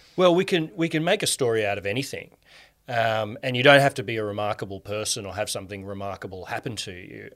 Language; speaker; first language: English; native; English